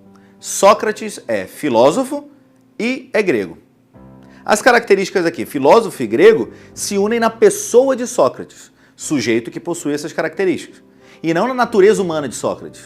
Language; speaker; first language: Portuguese; native; Portuguese